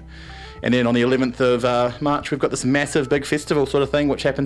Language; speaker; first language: English; native; English